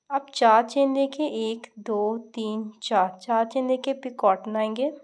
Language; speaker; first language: Urdu; native; Urdu